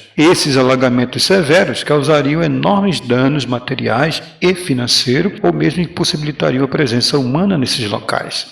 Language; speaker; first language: Portuguese; native; Portuguese